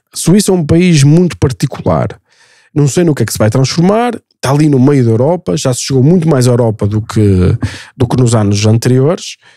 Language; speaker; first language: Portuguese; native; Portuguese